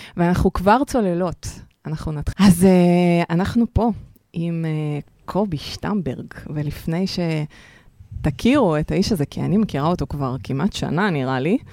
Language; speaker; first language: Hebrew; early bilingual, other home language; Russian